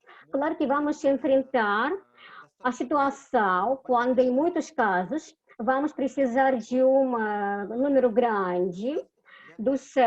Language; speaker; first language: Portuguese; non-native, fluent; Russian